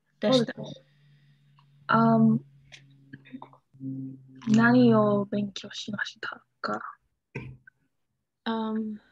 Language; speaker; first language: Japanese; non-native, learner; English